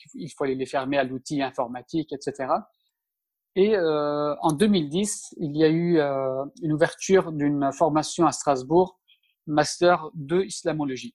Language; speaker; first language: French; early bilingual, other home language; Turkish